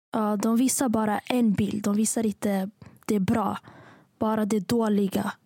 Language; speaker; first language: Swedish; early bilingual, other home language; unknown